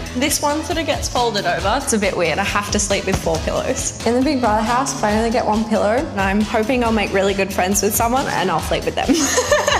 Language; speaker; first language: English; native; English